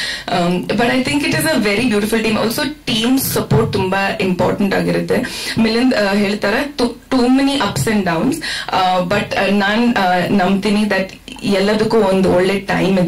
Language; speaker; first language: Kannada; non-native, fluent; Malayalam